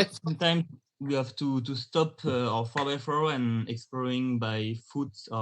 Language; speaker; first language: English; non-native, learner; French